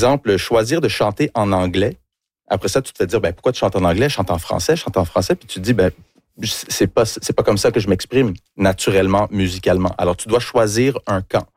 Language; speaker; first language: French; early bilingual, other home language; English